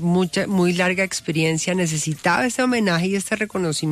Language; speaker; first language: Spanish; native; Spanish